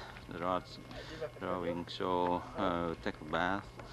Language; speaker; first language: English; non-native, learner; Vietnamese